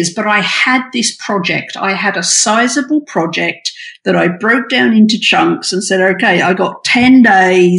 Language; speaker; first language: English; native; English